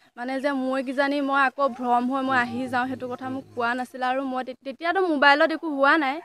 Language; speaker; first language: Assamese; native; Assamese